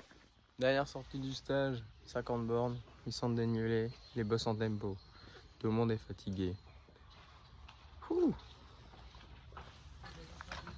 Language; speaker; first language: French; native; French